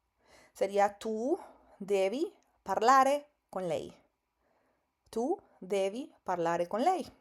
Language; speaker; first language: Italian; non-native, fluent; Spanish